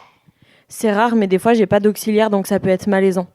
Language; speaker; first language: French; native; French